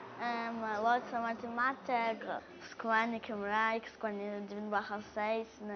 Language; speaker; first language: Welsh; early bilingual, other home language; Ukrainian